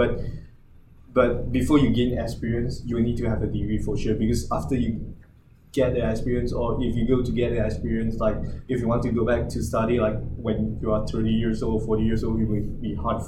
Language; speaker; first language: English; non-native, local second language; Chinese